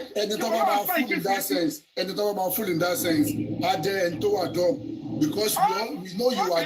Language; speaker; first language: English; non-native, local second language; Yoruba